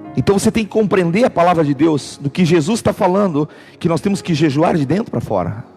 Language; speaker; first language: Portuguese; native; Portuguese